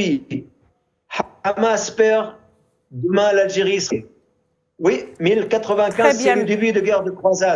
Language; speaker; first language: French; non-native, fluent; Arabic